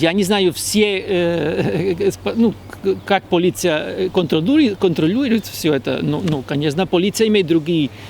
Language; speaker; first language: Russian; non-native, fluent; Spanish